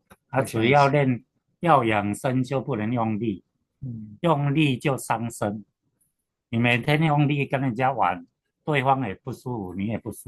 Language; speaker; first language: Chinese; native; Chinese